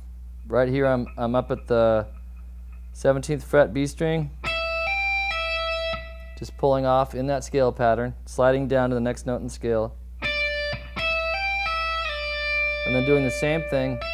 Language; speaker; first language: English; native; English